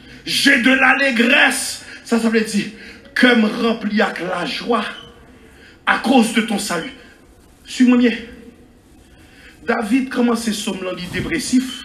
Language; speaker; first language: French; non-native, local second language; Haitian Creole